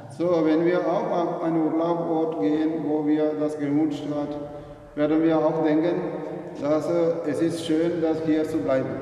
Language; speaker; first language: German; non-native, learner; Malayalam